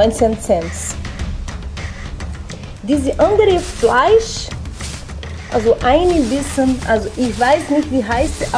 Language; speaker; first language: German; non-native, learner; Portuguese